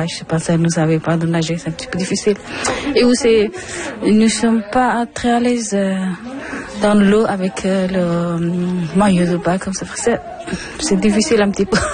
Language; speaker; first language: French; non-native, learner; Persian